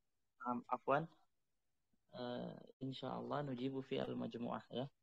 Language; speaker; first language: Arabic; non-native, fluent; Indonesian